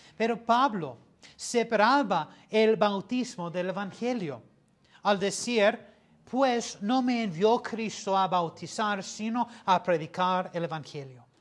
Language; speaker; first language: Spanish; non-native, fluent; English